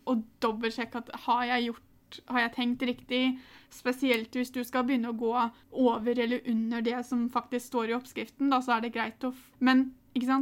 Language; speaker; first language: Norwegian; native; Norwegian